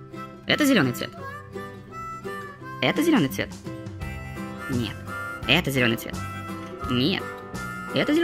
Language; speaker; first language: Russian; native; Russian